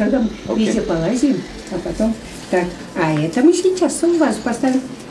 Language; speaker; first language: Russian; native; Russian